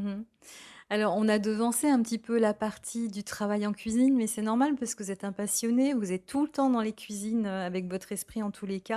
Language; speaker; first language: French; native; French